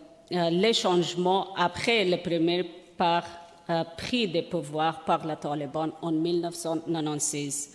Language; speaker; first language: French; non-native, learner; Persian